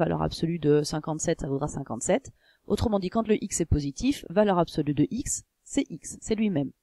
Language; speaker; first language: French; native; French